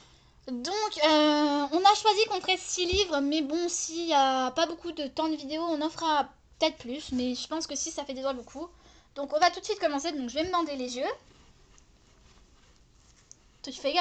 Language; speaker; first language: French; native; French